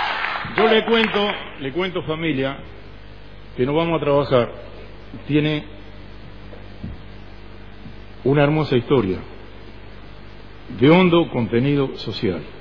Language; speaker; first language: Spanish; native; Spanish